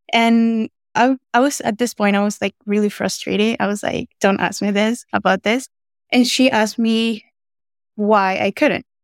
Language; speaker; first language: English; non-native, fluent; Spanish